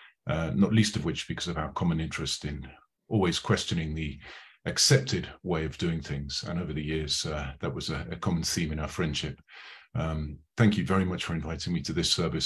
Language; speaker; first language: English; native; English